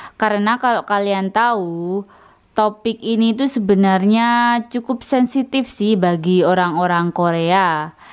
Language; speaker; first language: Indonesian; native; Indonesian